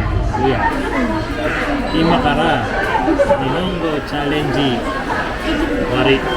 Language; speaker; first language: Japanese; non-native, learner; Filipino